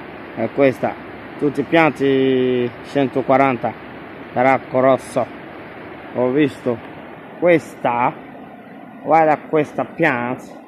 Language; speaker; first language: Italian; non-native, learner; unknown